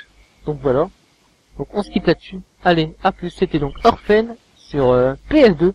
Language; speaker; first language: French; native; French